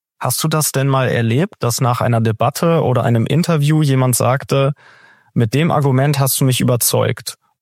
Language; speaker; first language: German; native; German